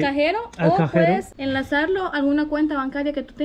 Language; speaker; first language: Spanish; native; Spanish